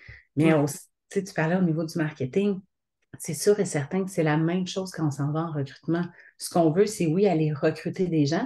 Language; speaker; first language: French; native; French